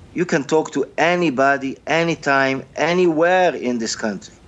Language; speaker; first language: English; non-native, fluent; Portuguese